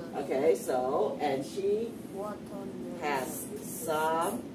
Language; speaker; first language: English; non-native, fluent; Chinese